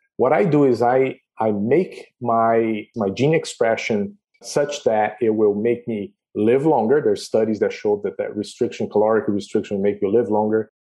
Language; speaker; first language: English; non-native, fluent; Portuguese